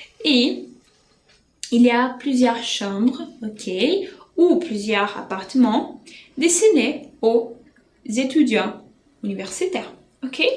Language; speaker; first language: French; non-native, fluent; Portuguese